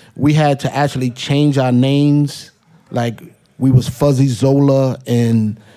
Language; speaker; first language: English; native; English